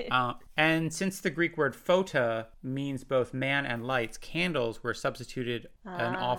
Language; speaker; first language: English; native; English